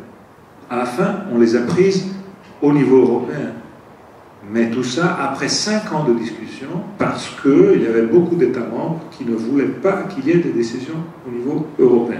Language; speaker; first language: French; non-native, fluent; Italian